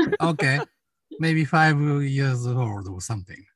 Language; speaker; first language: English; non-native, learner; Japanese